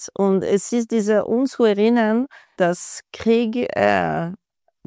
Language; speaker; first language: German; non-native, fluent; French